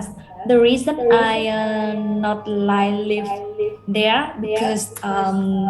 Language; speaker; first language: English; non-native, learner; Vietnamese